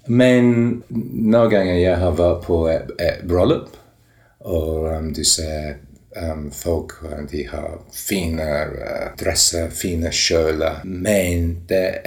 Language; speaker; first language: Norwegian; non-native, learner; English